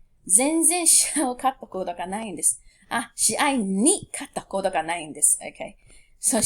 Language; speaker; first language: Japanese; non-native, fluent; English